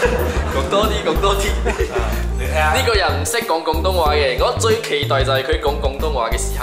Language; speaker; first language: Cantonese; non-native, local second language; Chinese